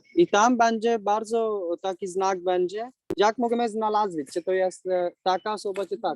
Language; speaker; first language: Polish; non-native, learner; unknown